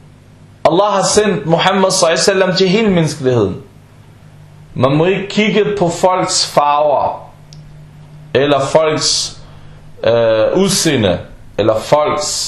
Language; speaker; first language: Danish; non-native, fluent; Arabic